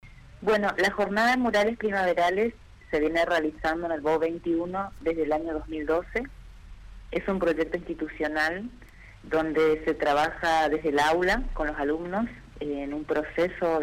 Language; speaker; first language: Spanish; native; Spanish